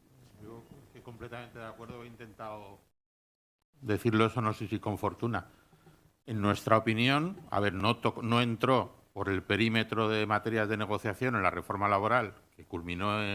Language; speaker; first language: Spanish; native; Spanish